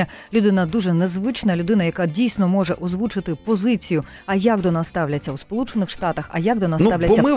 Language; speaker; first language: Ukrainian; native; Ukrainian